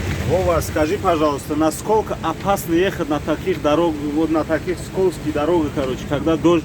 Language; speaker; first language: Russian; non-native, local second language; Tajik